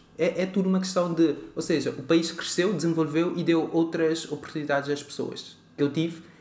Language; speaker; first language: Portuguese; non-native, local second language; Kabuverdianu